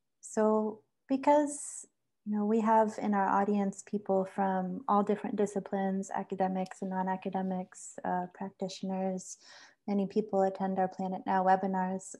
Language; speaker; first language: English; native; English